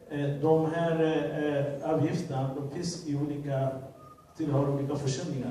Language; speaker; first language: Swedish; non-native, fluent; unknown